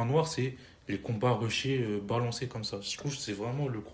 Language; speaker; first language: French; native; French